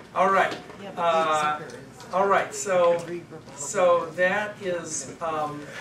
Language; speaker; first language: English; native; English